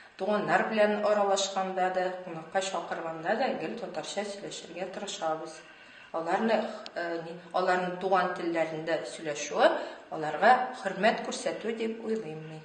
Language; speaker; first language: Tatar; non-native, local second language; Russian